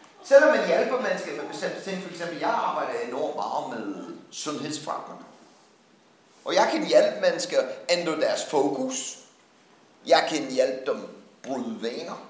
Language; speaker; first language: Danish; non-native, fluent; English